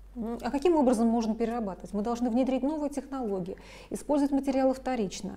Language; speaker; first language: Russian; native; Russian